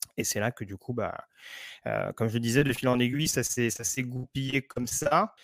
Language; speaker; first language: French; native; French